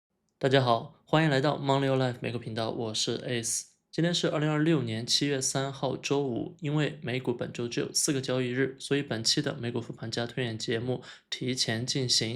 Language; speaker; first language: Chinese; native; Chinese